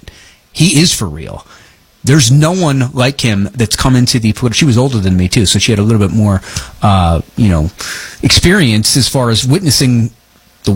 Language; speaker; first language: English; native; English